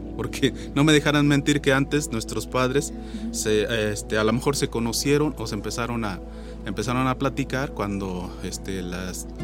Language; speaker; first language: Spanish; non-native, local second language; Nahuatl languages